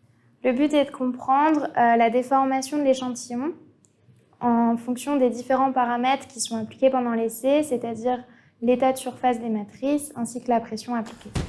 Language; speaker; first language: French; native; French